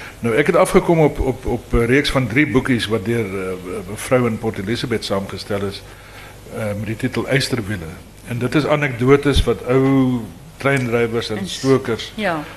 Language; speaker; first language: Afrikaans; native; Afrikaans